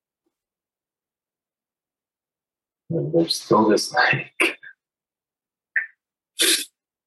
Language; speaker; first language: English; native; English